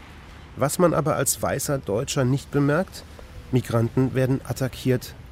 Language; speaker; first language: German; native; German